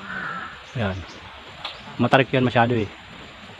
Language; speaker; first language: Filipino; non-native, local second language; Bikol